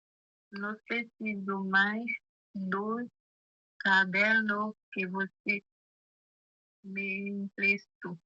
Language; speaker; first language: Portuguese; non-native, learner; Haitian Creole